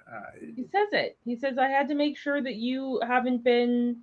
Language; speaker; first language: English; native; English